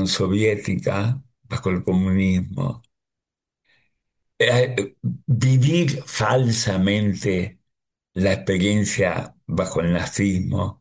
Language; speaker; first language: Spanish; early bilingual, other home language; Yiddish